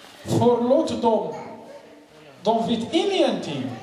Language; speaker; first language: Swedish; non-native, learner; Arabic